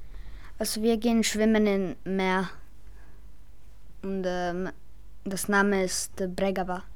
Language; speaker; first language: German; early bilingual, other home language; Croatian